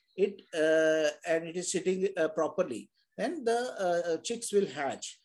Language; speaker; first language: English; non-native, local second language; Hindi